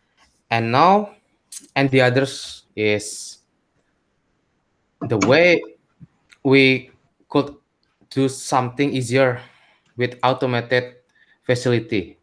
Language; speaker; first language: English; non-native, learner; Indonesian